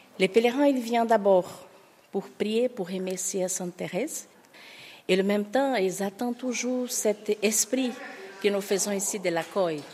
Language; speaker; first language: French; non-native, fluent; Portuguese